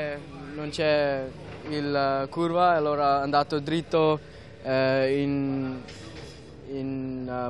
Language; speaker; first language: Italian; non-native, learner; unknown